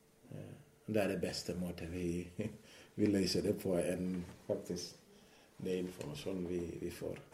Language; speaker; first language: Norwegian; non-native, fluent; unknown